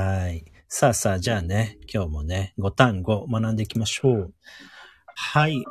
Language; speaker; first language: Japanese; native; Japanese